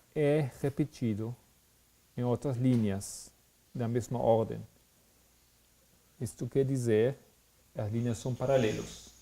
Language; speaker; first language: Portuguese; non-native, fluent; Spanish